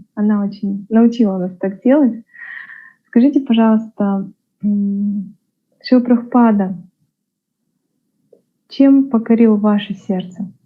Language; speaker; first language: Russian; native; Russian